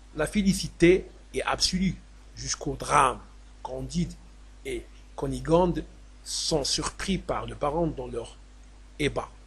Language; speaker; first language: French; non-native, local second language; Arabic